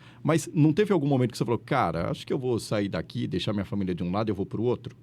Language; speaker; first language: Portuguese; native; Portuguese